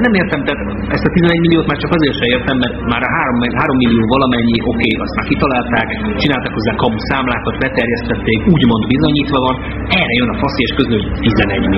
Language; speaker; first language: Hungarian; native; Hungarian